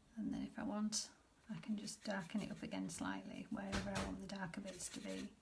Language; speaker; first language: English; native; English